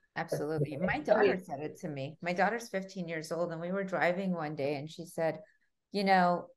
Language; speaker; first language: English; early bilingual, other home language; Armenian